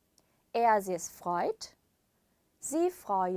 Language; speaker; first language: German; non-native, fluent; Korean